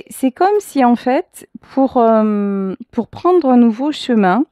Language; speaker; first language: French; native; French